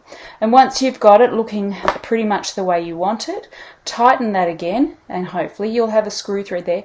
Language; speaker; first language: English; native; English